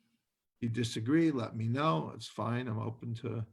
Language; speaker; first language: English; native; English